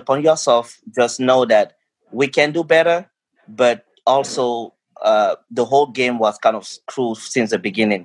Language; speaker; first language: English; non-native, local second language; French